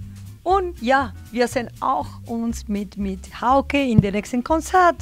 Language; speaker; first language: German; non-native, fluent; Italian